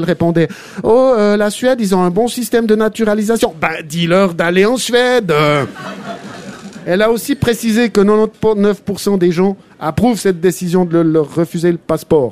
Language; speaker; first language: French; native; French